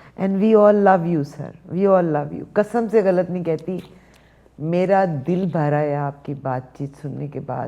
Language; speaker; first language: Urdu; native; Urdu